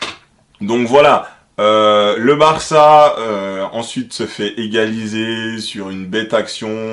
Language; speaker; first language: French; native; French